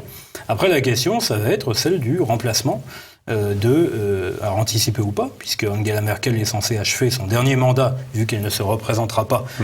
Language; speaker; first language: French; native; French